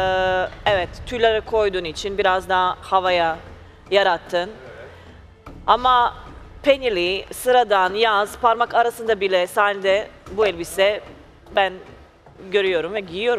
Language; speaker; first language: Turkish; non-native, fluent; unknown